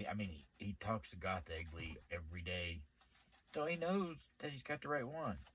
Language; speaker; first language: English; native; English